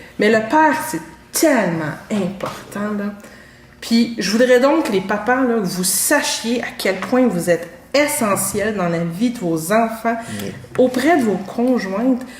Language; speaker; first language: French; native; French